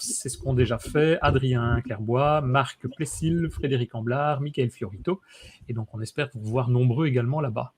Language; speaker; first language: French; native; French